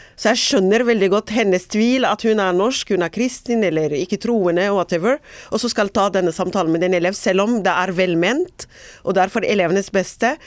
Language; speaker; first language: Norwegian; non-native, fluent; Arabic